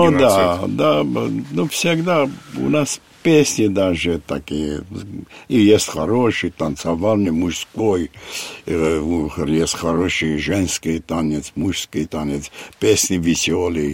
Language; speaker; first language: Russian; non-native, fluent; Armenian